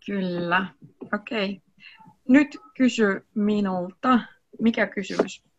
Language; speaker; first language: Finnish; non-native, learner; Russian